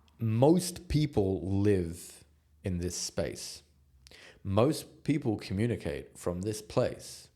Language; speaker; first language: English; native; English